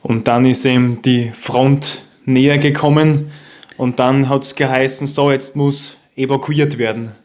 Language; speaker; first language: German; native; German